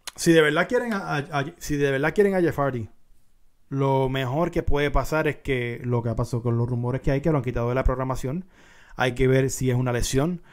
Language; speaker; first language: Spanish; native; Spanish